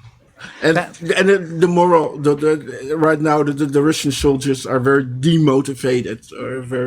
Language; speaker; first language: English; non-native, fluent; Dutch